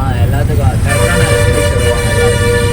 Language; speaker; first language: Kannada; non-native, learner; Tamil